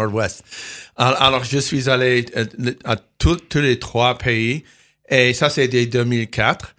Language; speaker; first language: French; non-native, fluent; English